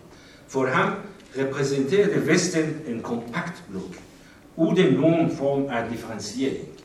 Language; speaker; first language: Danish; non-native, fluent; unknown